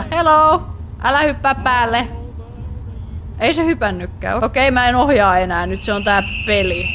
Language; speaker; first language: Finnish; native; Finnish